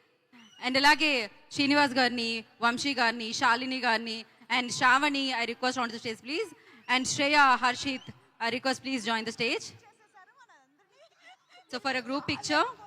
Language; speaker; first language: Telugu; native; Telugu